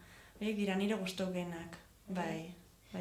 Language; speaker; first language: Basque; native; Basque